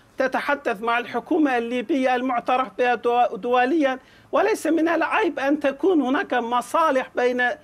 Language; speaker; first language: Arabic; non-native, fluent; Turkish